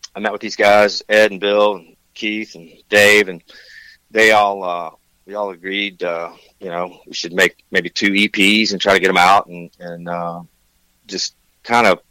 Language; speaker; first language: English; native; English